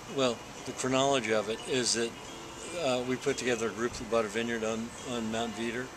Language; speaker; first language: English; native; English